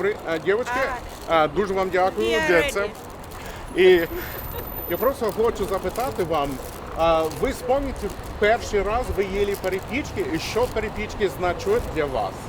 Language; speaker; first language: Ukrainian; non-native, learner; English